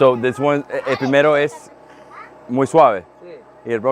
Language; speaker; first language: Spanish; non-native, learner; English